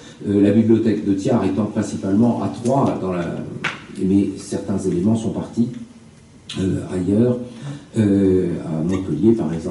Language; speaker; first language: French; native; French